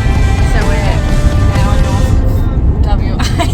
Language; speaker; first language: English; native; English